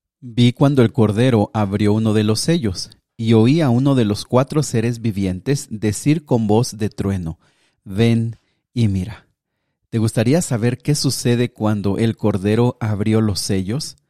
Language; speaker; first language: Spanish; native; Spanish